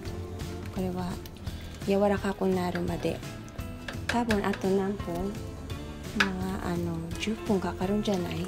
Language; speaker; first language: Japanese; non-native, fluent; Filipino